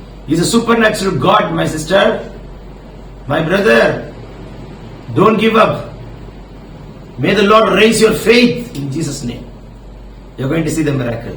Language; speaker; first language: English; non-native, local second language; Tamil